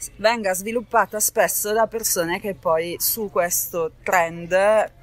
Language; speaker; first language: Italian; native; Italian